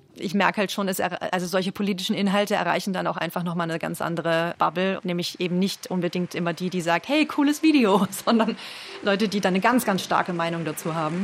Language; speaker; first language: German; native; German